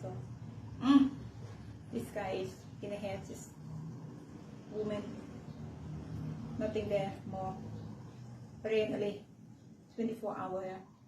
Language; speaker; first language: English; non-native, learner; Thai